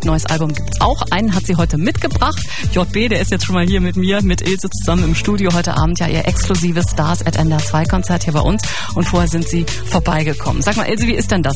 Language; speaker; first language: German; native; German